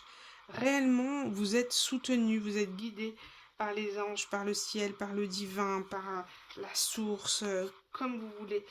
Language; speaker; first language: French; native; French